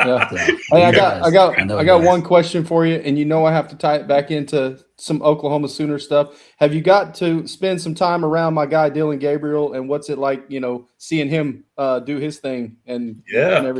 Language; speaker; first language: English; native; English